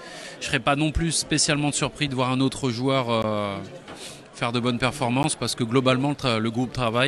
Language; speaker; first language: French; native; French